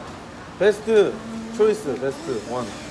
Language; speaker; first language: English; non-native, learner; Korean